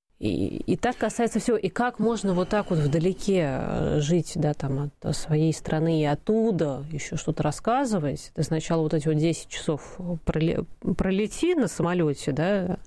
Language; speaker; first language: Russian; native; Russian